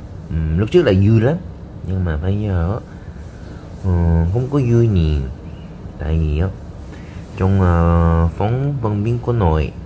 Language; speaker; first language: Vietnamese; non-native, learner; Korean